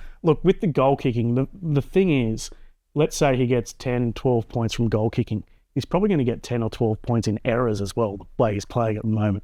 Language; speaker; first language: English; native; English